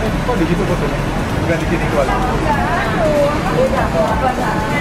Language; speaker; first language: Indonesian; native; Indonesian